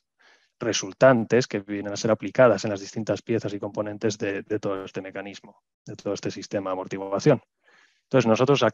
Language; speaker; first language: Spanish; native; Spanish